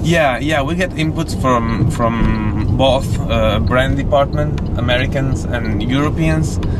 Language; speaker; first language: English; non-native, fluent; Italian